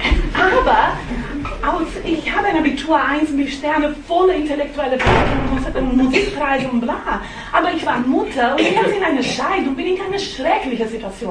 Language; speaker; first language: German; non-native, fluent; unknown